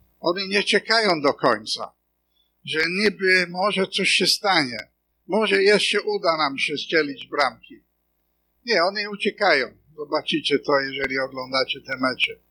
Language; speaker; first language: Polish; non-native, fluent; English